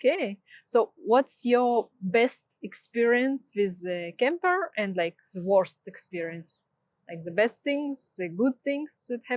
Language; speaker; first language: English; non-native, fluent; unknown